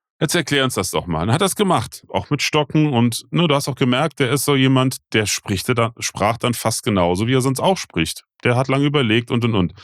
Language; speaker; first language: German; native; German